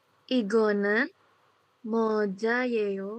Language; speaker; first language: Korean; non-native, learner; Indonesian